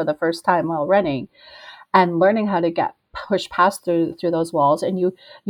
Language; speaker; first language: English; native; English